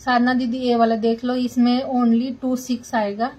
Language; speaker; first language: Hindi; non-native, local second language; Marathi